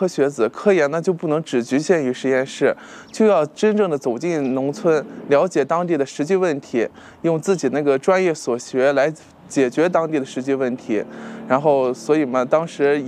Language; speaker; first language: Chinese; native; Chinese